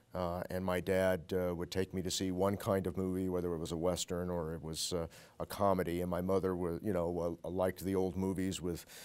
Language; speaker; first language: English; native; English